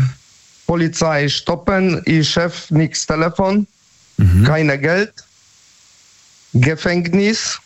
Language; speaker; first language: German; non-native, learner; Polish